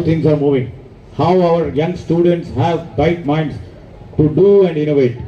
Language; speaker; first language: English; non-native, local second language; Telugu